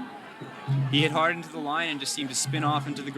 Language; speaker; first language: English; native; English